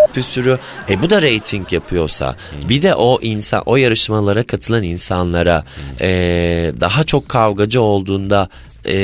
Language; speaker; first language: Turkish; native; Turkish